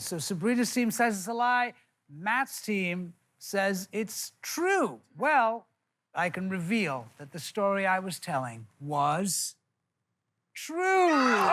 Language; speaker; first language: English; native; English